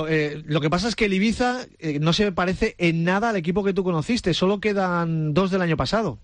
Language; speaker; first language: Spanish; native; Spanish